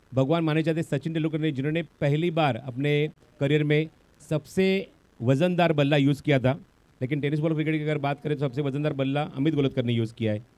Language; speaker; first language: Hindi; non-native, local second language; Marathi